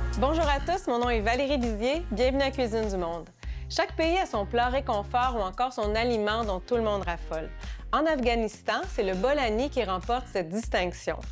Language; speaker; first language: French; native; French